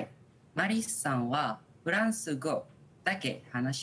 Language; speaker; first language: Japanese; non-native, learner; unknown